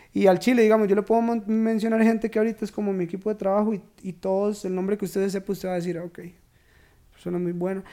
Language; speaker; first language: Spanish; native; Spanish